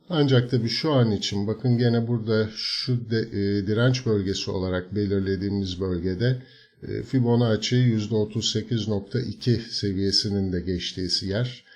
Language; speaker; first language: Turkish; native; Turkish